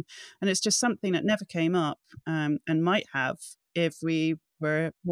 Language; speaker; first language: English; native; English